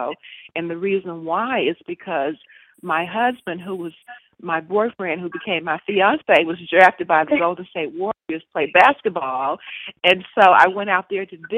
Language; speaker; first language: English; native; English